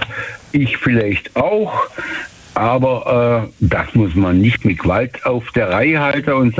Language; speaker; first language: German; native; German